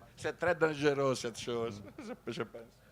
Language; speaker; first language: French; non-native, learner; Italian